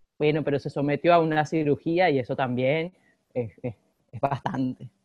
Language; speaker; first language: Spanish; native; Spanish